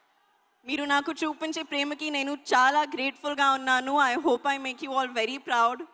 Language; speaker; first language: Telugu; non-native, learner; Hindi